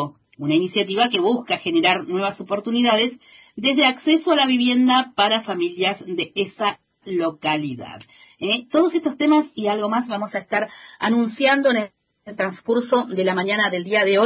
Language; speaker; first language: Spanish; native; Spanish